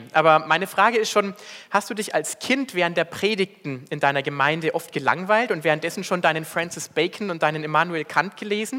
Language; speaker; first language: German; native; German